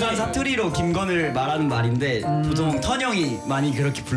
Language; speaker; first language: Korean; native; Korean